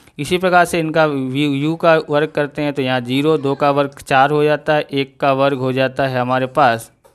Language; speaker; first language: Hindi; non-native, local second language; Gujarati